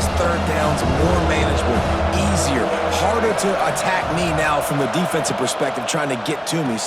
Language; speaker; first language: English; native; English